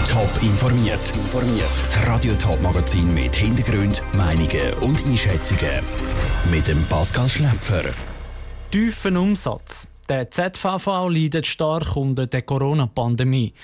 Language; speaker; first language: German; native; German